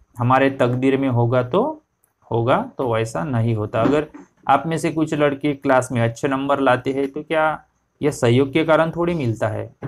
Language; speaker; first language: Hindi; non-native, local second language; Marathi